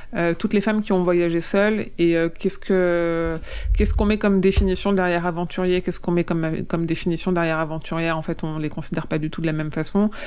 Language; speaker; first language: French; native; French